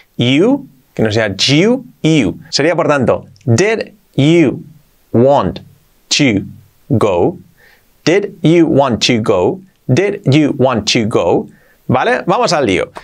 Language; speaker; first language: English; non-native, fluent; Spanish